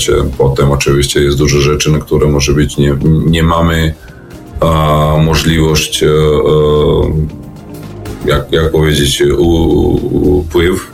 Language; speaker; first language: Polish; non-native, learner; Serbian